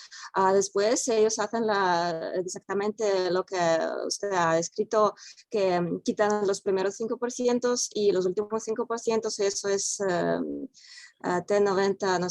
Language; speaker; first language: Spanish; non-native, fluent; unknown